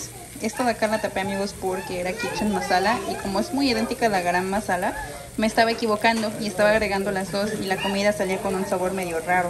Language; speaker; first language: Spanish; native; Spanish